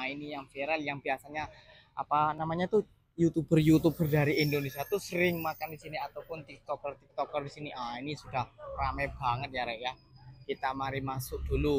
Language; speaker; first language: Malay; non-native, local second language; Javanese